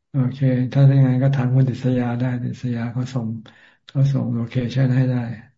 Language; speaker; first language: Thai; native; Thai